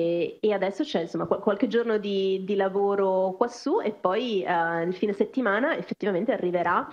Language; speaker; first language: Italian; native; Italian